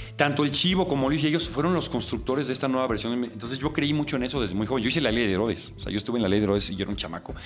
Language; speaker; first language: Spanish; native; Spanish